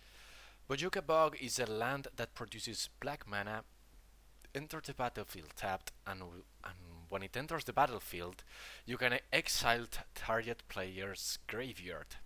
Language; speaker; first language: English; non-native, fluent; Spanish